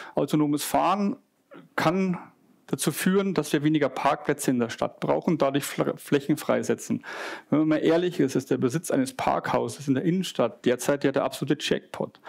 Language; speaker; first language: German; native; German